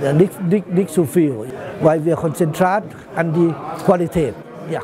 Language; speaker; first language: German; non-native, learner; Thai